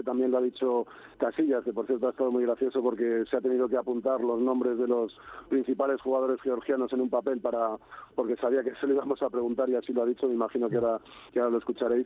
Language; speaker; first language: Spanish; native; Spanish